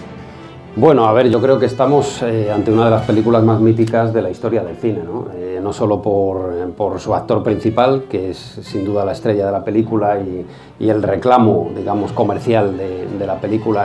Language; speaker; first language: Spanish; native; Spanish